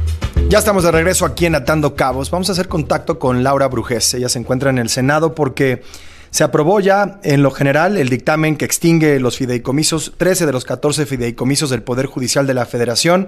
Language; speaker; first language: Spanish; native; Spanish